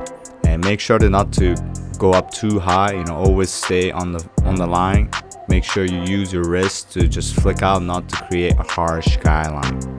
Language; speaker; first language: English; non-native, fluent; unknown